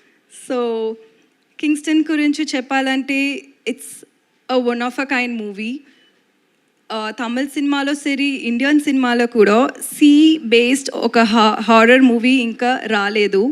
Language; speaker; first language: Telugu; non-native, learner; Tamil